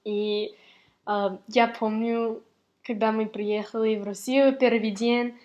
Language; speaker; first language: Russian; non-native, learner; English